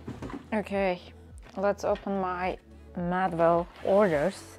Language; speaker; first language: English; non-native, fluent; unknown